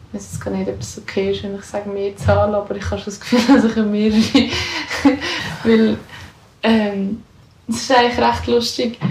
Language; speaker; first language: German; native; German